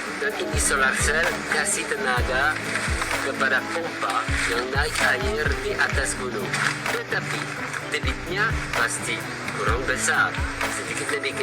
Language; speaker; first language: Indonesian; non-native, learner; French